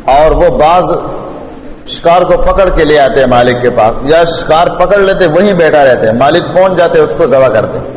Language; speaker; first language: Urdu; non-native, local second language; Pashto